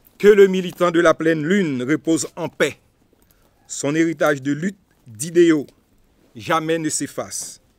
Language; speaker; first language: French; non-native, local second language; Haitian Creole